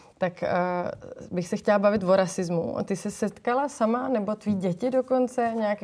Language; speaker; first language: Czech; non-native, fluent; English